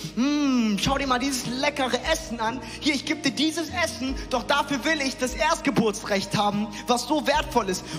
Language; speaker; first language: German; native; German